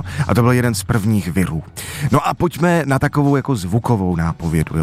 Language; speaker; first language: Czech; native; Czech